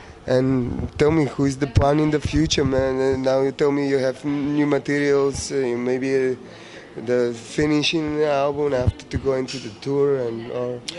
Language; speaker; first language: English; non-native, learner; Macedonian